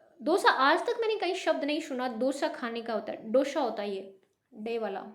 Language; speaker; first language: Hindi; native; Hindi